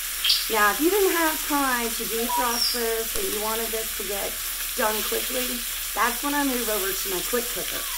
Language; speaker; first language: English; native; English